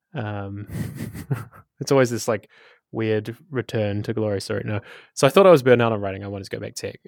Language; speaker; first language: English; native; English